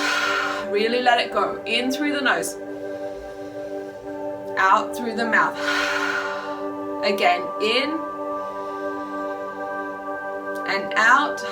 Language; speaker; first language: English; native; English